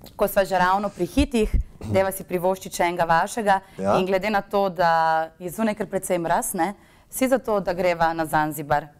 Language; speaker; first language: Slovenian; native; Slovenian